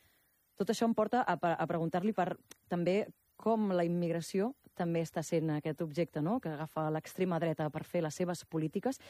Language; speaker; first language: Catalan; native; Catalan